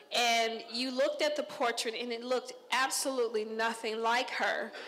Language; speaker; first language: English; native; English